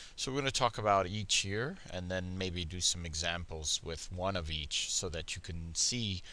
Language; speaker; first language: English; native; English